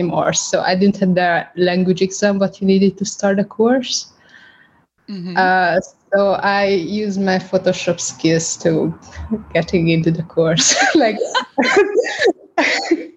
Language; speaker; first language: English; non-native, fluent; Hungarian